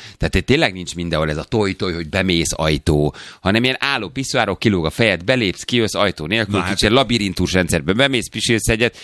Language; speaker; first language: Hungarian; native; Hungarian